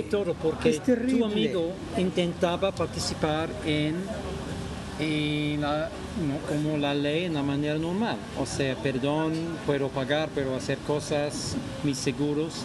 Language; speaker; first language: Spanish; non-native, fluent; English